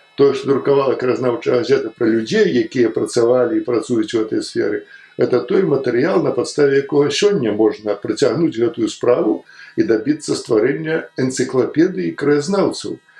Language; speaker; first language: Belarusian; native; Belarusian